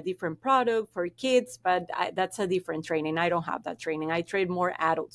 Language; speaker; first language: English; non-native, fluent; Spanish